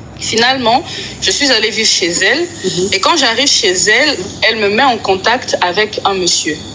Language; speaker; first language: French; non-native, local second language; Lingala